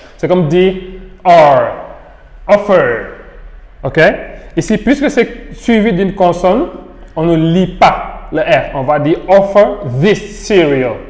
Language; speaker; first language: French; non-native, local second language; Wolof